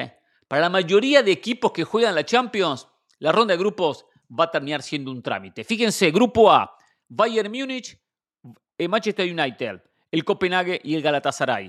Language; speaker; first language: Spanish; native; Spanish